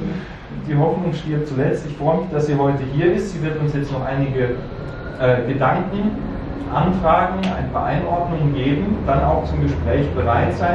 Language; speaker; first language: German; native; German